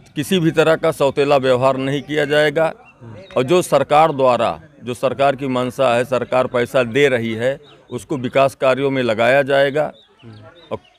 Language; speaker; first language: Hindi; native; Hindi